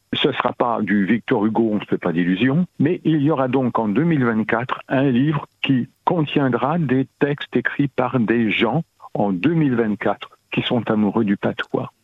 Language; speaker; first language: French; native; French